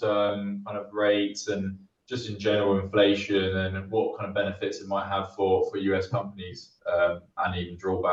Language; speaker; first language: English; native; English